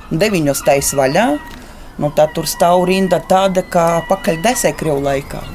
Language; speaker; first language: Latvian; native; Latvian